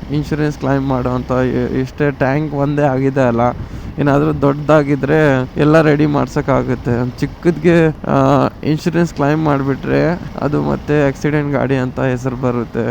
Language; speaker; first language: Kannada; non-native, local second language; Lambadi